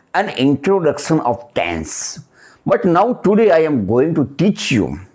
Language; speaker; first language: English; non-native, local second language; Gujarati